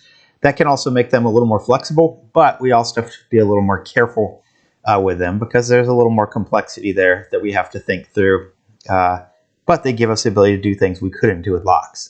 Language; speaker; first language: English; native; English